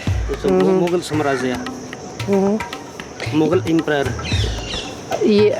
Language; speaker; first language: English; non-native, local second language; Hindi